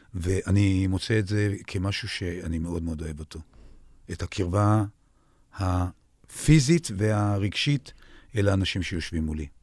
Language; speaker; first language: Hebrew; native; Hebrew